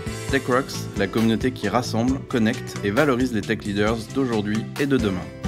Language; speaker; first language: French; native; French